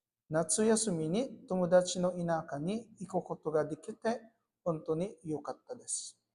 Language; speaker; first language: Japanese; non-native, fluent; Filipino